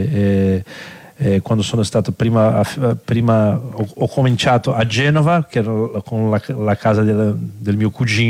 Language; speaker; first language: Italian; non-native, fluent; Portuguese